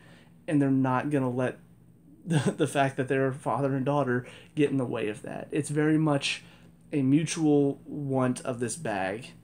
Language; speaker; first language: English; native; English